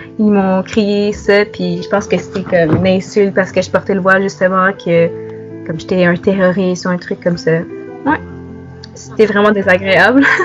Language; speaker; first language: French; early bilingual, other home language; Arabic